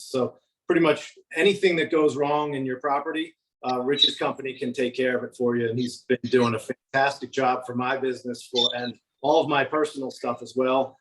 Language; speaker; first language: English; native; English